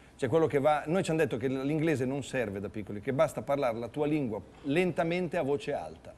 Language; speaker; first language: Italian; native; Italian